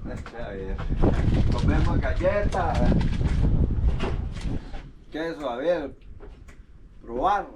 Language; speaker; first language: Spanish; native; Spanish